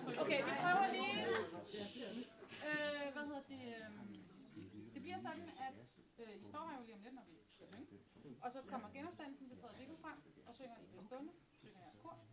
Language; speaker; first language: Danish; native; Danish